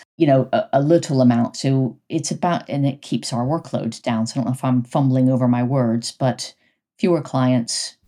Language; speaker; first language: English; native; English